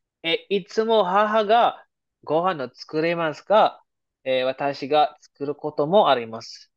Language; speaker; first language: Japanese; non-native, fluent; Filipino